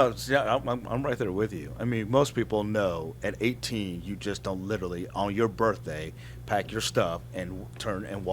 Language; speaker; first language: English; native; English